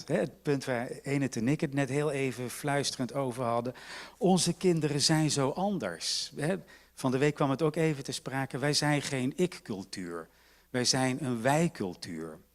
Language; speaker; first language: Dutch; native; Dutch